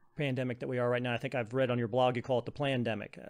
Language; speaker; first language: English; native; English